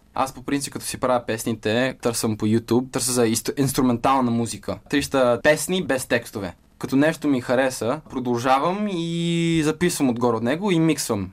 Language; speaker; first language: Bulgarian; early bilingual, heritage; Bulgarian